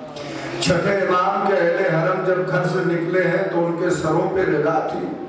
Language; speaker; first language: Urdu; native; Urdu